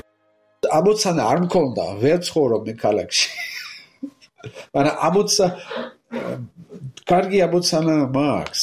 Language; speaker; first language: Georgian; non-native, learner; French